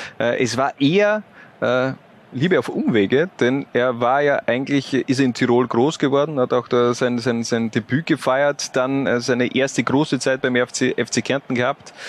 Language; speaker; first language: German; native; German